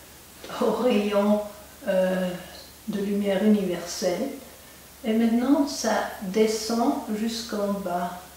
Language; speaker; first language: French; non-native, local second language; German